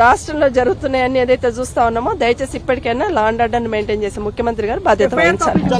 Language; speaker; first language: Telugu; native; Telugu